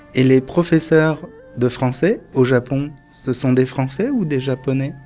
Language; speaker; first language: French; native; French